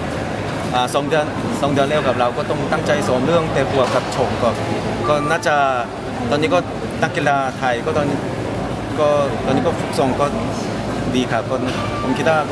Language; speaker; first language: Thai; non-native, fluent; Korean